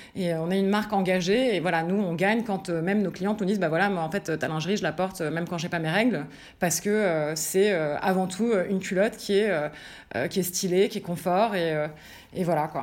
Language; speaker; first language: French; native; French